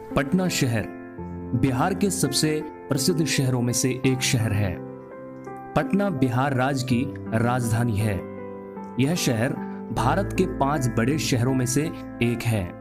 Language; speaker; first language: Hindi; native; Hindi